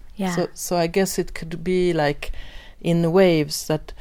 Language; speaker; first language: English; non-native, fluent; Swedish